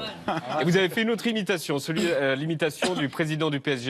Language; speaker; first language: French; native; French